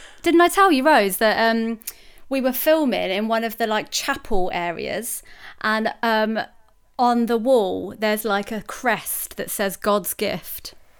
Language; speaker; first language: English; native; English